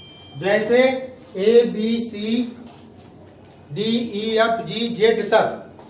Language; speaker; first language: Hindi; native; Hindi